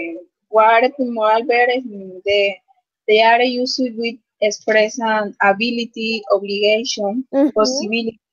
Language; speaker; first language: English; non-native, learner; Spanish